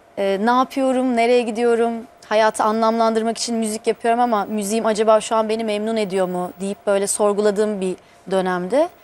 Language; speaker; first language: Turkish; native; Turkish